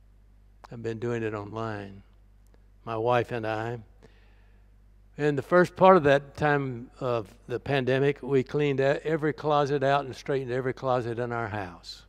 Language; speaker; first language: English; native; English